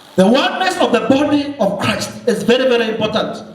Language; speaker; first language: English; non-native, local second language; Swahili